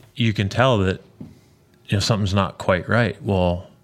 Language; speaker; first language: English; native; English